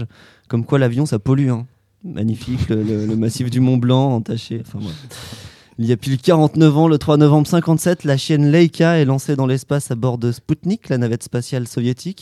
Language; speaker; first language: French; native; French